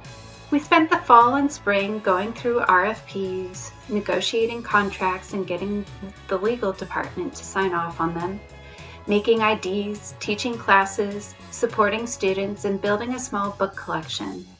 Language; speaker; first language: English; native; English